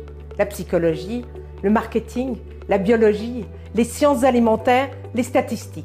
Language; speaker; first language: French; native; French